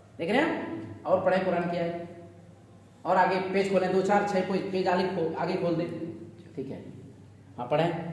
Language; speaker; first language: Urdu; native; Urdu